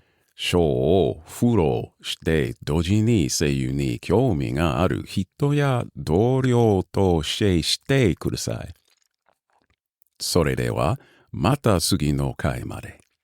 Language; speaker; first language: Japanese; non-native, learner; English